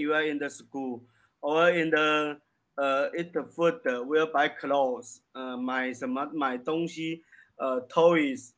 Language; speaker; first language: English; non-native, learner; Chinese